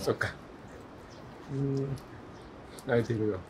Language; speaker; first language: Japanese; non-native, learner; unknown